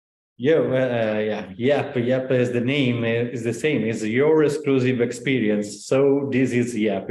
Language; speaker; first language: English; non-native, learner; Italian